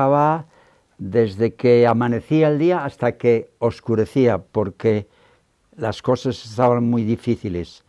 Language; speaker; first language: Spanish; native; Spanish